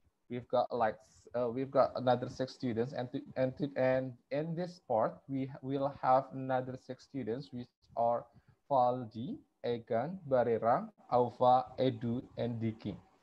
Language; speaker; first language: English; non-native, fluent; Indonesian